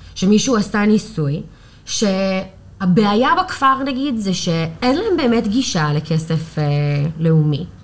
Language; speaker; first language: Hebrew; non-native, fluent; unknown